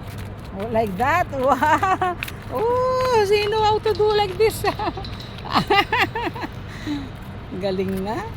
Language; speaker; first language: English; non-native, learner; Filipino